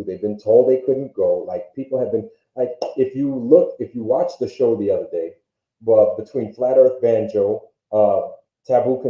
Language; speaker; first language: English; native; English